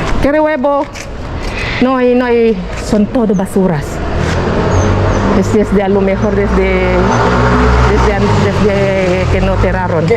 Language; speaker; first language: Spanish; non-native, fluent; Filipino